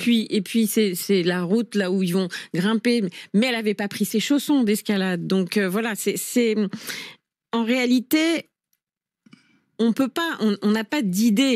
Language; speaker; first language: French; native; French